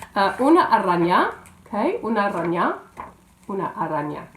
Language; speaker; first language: Spanish; non-native, fluent; English